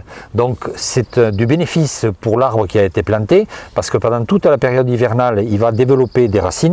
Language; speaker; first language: French; native; French